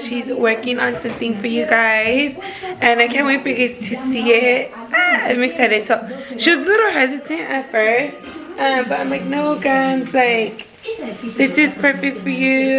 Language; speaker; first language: English; early bilingual, other home language; Spanish